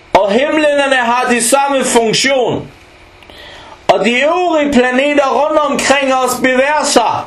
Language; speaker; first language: Danish; early bilingual, other home language; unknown